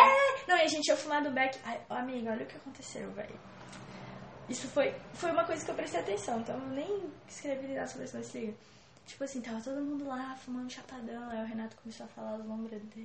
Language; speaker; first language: Portuguese; native; Portuguese